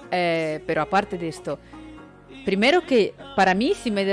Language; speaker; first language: Spanish; non-native, fluent; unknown